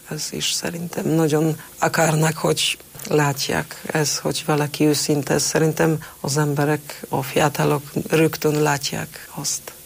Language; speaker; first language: Hungarian; non-native, fluent; Polish